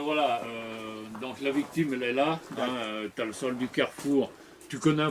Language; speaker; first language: French; native; French